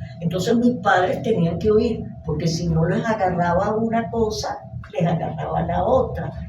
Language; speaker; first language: Spanish; early bilingual, other home language; Hebrew